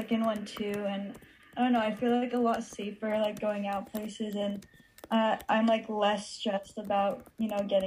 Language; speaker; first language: English; native; English